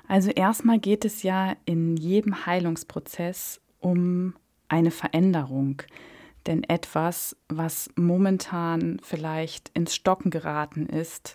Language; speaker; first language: German; native; German